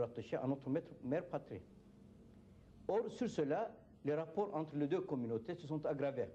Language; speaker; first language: French; non-native, fluent; Turkish